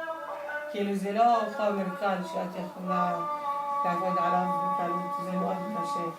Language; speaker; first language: Hebrew; non-native, local second language; Arabic